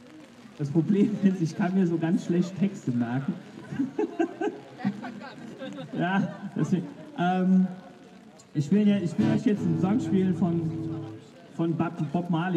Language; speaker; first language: German; native; German